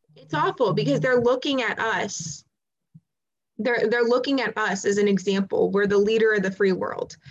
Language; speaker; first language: English; native; English